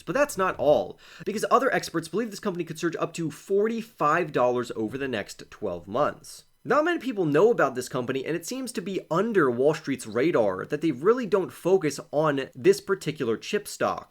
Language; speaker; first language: English; native; English